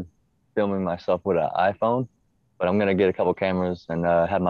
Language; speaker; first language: English; native; English